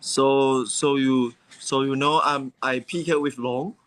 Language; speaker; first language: English; non-native, learner; Chinese